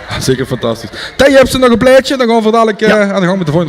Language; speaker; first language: Dutch; native; Dutch